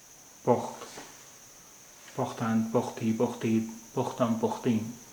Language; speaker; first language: Persian; non-native, fluent; Urdu